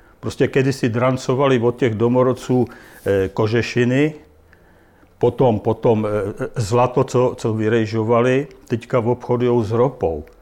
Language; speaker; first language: Czech; native; Czech